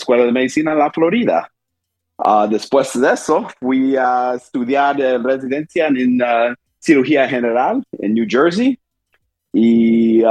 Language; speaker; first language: Spanish; early bilingual, heritage; Spanish